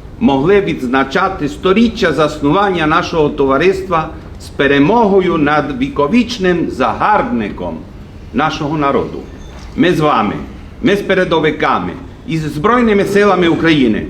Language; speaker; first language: Ukrainian; early bilingual, heritage; Ukrainian